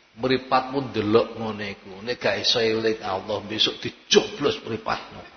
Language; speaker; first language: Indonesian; non-native, local second language; Javanese